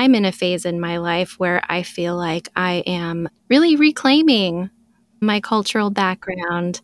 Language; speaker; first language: English; early bilingual, other home language; Filipino